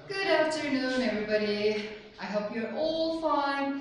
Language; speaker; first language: English; non-native, fluent; Turkish